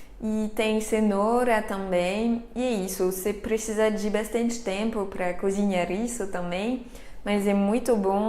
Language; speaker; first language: Portuguese; non-native, fluent; French